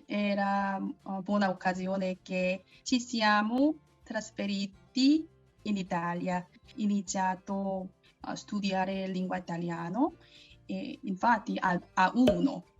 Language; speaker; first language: Italian; non-native, learner; Korean